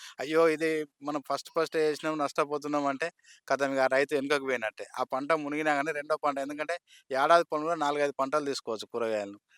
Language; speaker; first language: Telugu; native; Telugu